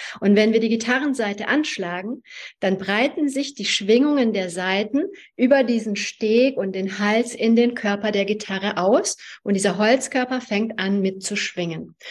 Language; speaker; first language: German; early bilingual, other home language; Hungarian